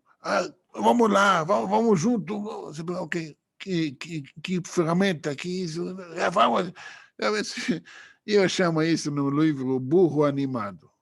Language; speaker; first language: Portuguese; non-native, fluent; Hebrew